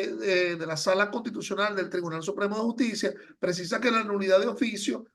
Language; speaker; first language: Spanish; native; Spanish